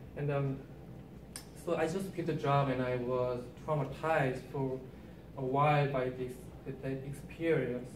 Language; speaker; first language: English; non-native, learner; Korean